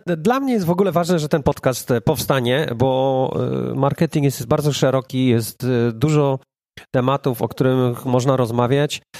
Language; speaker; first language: Polish; early bilingual, heritage; Polish